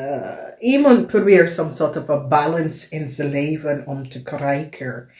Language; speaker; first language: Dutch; non-native, learner; English